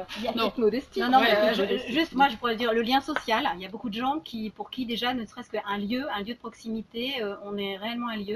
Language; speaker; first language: French; native; French